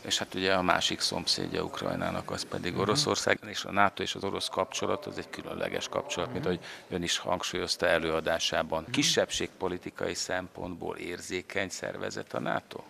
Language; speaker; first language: Hungarian; native; Hungarian